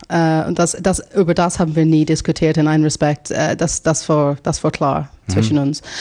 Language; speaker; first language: German; non-native, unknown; English